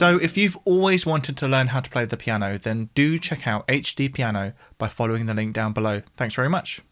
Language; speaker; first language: English; native; English